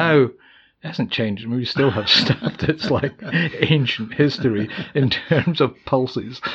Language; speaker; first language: English; native; English